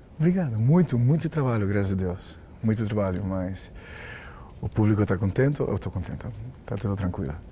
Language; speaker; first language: Portuguese; non-native, fluent; Spanish